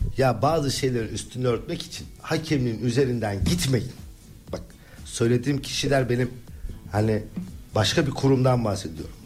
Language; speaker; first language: Turkish; native; Turkish